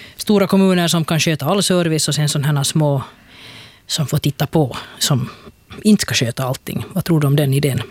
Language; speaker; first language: Swedish; native; Swedish